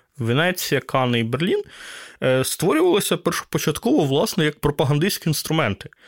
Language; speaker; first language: Ukrainian; native; Ukrainian